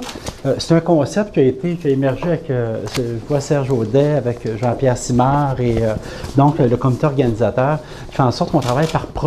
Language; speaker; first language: French; native; French